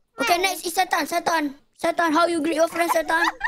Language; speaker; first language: English; non-native, local second language; Malay